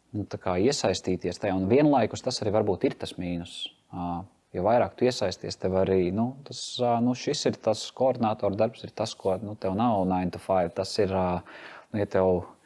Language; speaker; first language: Latvian; native; Latvian